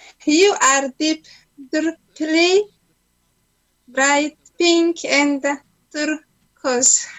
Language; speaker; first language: English; non-native, learner; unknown